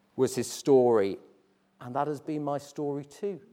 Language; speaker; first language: English; native; English